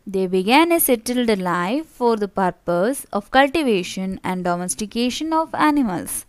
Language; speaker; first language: English; non-native, local second language; Malayalam